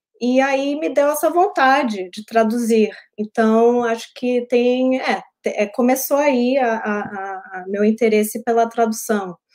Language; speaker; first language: Portuguese; early bilingual, heritage; Portuguese